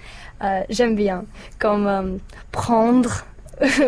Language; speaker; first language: French; non-native, learner; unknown